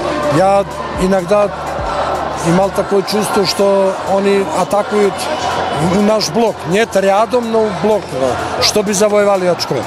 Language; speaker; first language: Russian; non-native, fluent; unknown